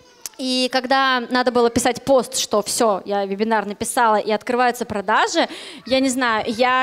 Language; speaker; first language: Russian; native; Russian